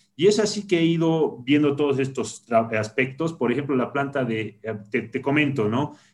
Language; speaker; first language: Spanish; native; Spanish